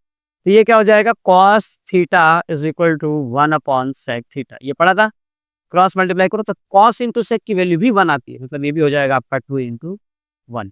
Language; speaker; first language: Hindi; non-native, local second language; Gujarati